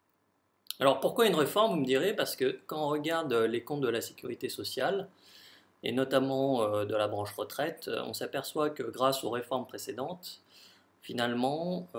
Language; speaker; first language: French; native; French